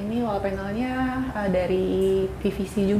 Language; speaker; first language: Indonesian; native; Indonesian